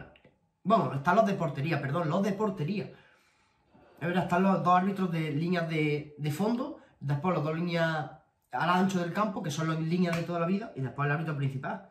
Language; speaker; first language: Spanish; native; Spanish